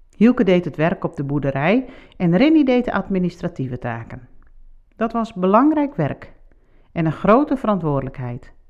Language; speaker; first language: Dutch; non-native, local second language; Western Frisian